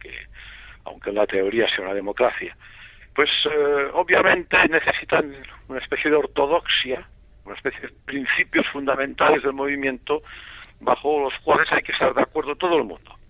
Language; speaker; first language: Spanish; native; Spanish